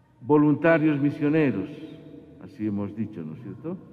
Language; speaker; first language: Spanish; native; Spanish